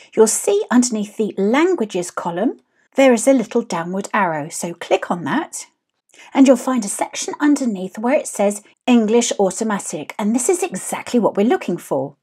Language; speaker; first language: English; native; English